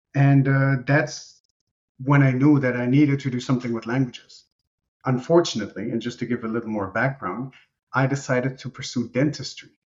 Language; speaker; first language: English; non-native, fluent; Romanian